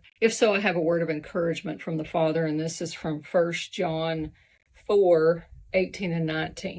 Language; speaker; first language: English; native; English